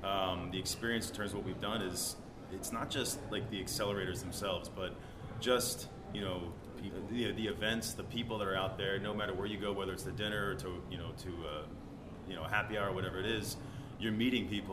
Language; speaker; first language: English; native; English